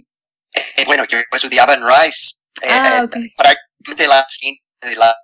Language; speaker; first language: Spanish; non-native, fluent; English